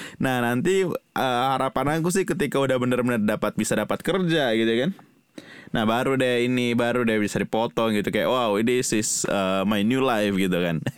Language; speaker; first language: Indonesian; non-native, local second language; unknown